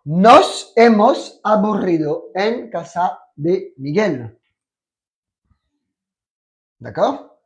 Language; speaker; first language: Spanish; non-native, fluent; French